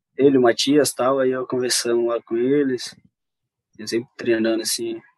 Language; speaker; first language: Portuguese; native; Portuguese